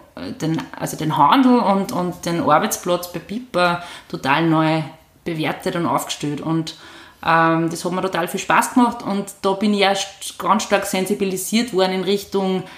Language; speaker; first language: German; native; German